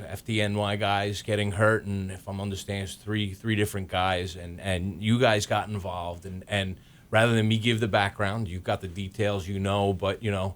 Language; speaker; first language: English; native; English